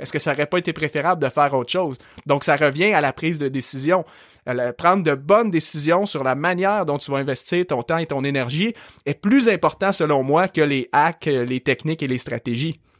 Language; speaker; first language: French; native; French